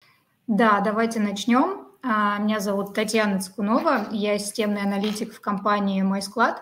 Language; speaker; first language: Russian; native; Russian